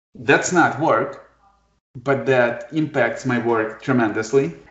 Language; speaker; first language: English; non-native, fluent; Ukrainian